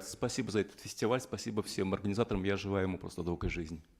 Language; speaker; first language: Russian; native; Russian